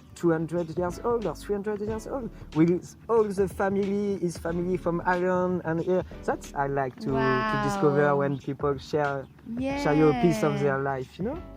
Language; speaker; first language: English; non-native, fluent; French